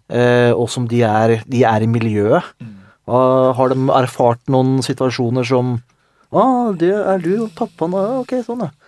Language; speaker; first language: Norwegian; native; Norwegian